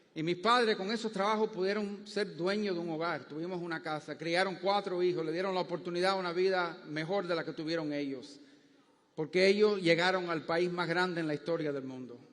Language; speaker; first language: Spanish; early bilingual, heritage; Spanish